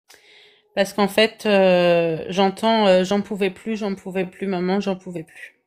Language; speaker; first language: French; native; French